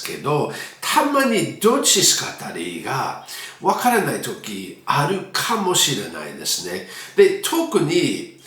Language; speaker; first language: Japanese; non-native, fluent; English